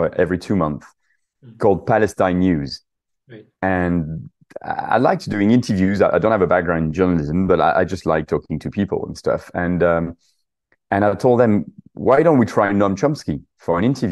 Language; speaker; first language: English; non-native, fluent; French